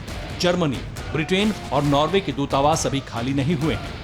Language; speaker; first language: Hindi; native; Hindi